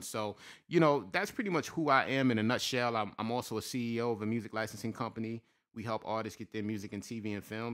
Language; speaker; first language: English; native; English